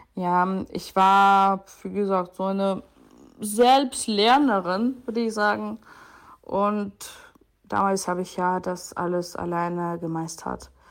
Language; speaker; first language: German; non-native, fluent; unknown